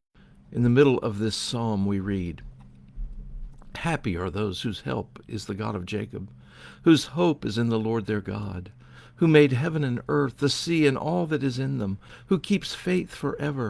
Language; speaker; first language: English; native; English